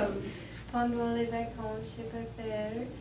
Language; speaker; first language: French; non-native, learner; English